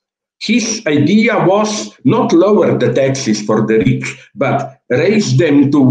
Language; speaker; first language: English; non-native, fluent; Slovenian